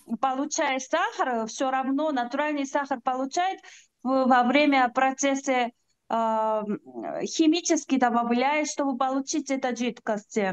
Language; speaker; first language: Russian; non-native, learner; Korean